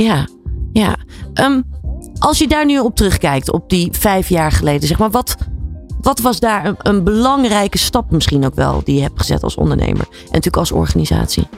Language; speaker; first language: Dutch; native; Dutch